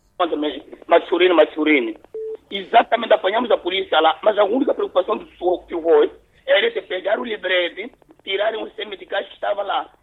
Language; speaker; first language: Portuguese; non-native, local second language; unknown